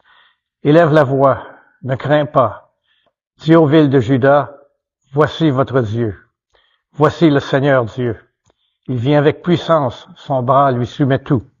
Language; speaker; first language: French; native; French